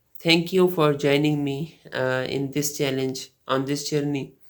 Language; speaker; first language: English; non-native, fluent; Urdu